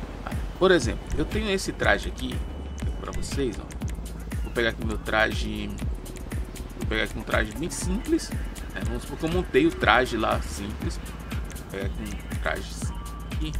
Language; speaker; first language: Portuguese; native; Portuguese